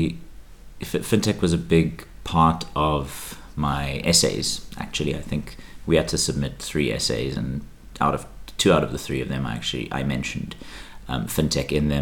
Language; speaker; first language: English; native; English